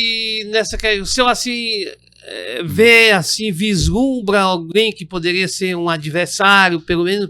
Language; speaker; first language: Portuguese; native; Portuguese